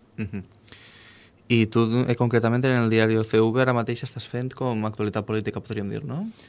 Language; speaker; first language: Catalan; native; Catalan